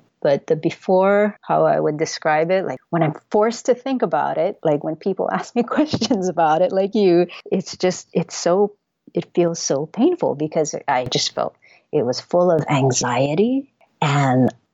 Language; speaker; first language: English; native; English